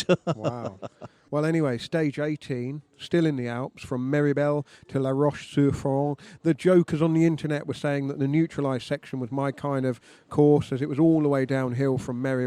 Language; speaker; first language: English; native; English